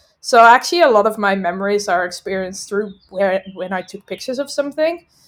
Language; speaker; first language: English; non-native, fluent; Dutch